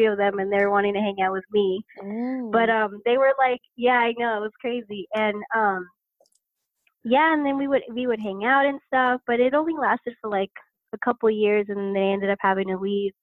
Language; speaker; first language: English; native; English